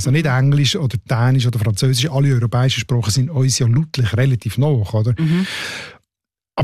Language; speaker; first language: German; native; German